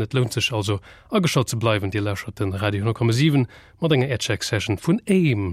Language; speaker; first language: German; non-native, local second language; Luxembourgish